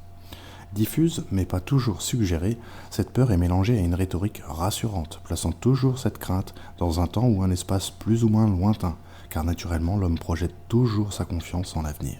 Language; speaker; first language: French; native; French